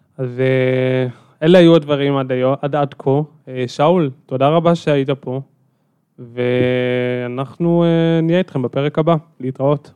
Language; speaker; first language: Hebrew; native; Hebrew